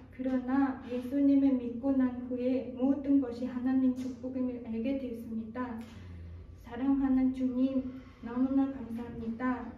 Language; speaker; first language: Korean; non-native, fluent; Mongolian